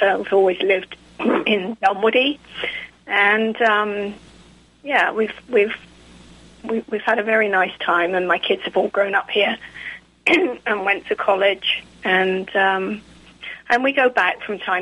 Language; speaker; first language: English; native; English